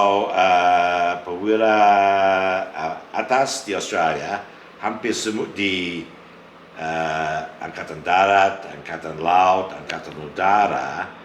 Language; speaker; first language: Indonesian; non-native, fluent; English